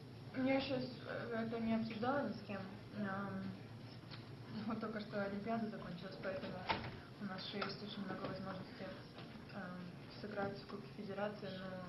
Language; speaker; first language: Russian; early bilingual, heritage; Russian